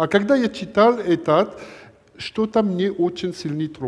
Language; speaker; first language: Russian; non-native, learner; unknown